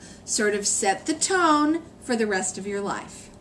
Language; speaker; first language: English; native; English